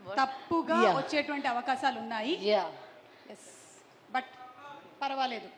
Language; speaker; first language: Telugu; native; Telugu